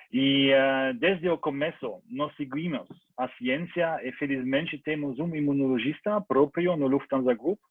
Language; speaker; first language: Portuguese; non-native, learner; German